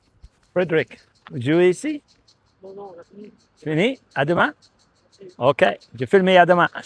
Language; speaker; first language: French; non-native, learner; English